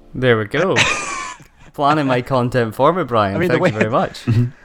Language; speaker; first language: English; native; English